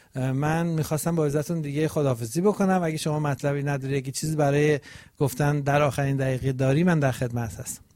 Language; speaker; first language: Persian; native; Persian